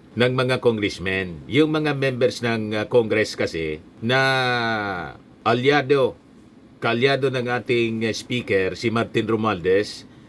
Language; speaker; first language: Filipino; non-native, local second language; Bikol